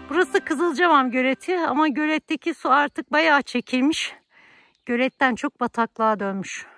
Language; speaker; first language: Turkish; native; Turkish